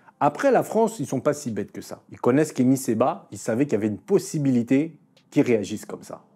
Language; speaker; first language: French; non-native, local second language; Lingala